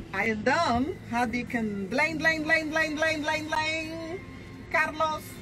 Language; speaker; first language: Dutch; non-native, fluent; Portuguese